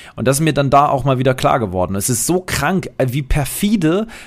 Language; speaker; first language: German; non-native, fluent; Polish